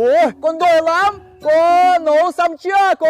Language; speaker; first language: Vietnamese; non-native, fluent; Russian